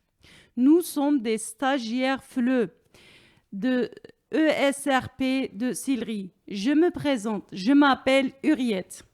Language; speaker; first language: French; non-native, learner; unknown